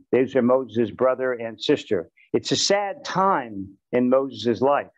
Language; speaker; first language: English; native; English